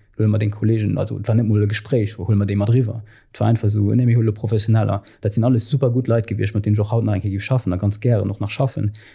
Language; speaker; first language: Luxembourgish; native; Luxembourgish